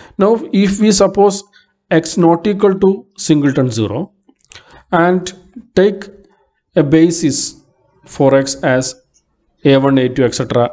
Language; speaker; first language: English; non-native, local second language; Malayalam